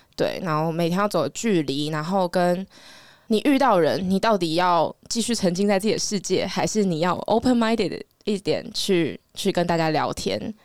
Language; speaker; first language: Chinese; native; Chinese